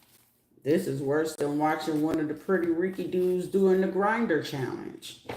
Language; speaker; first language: English; native; English